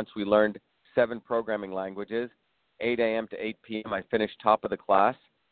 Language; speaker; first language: English; early bilingual, other home language; Tamil